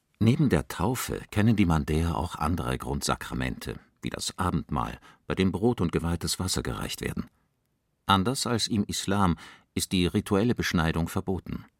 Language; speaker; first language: German; native; German